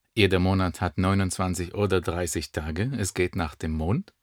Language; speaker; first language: German; non-native, fluent; Hebrew